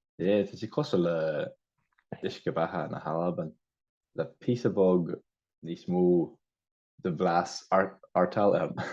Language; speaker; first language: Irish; non-native, local second language; English